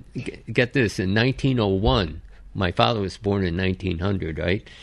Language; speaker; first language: English; early bilingual, other home language; Japanese